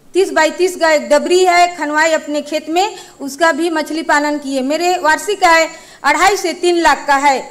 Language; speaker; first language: Hindi; native; Hindi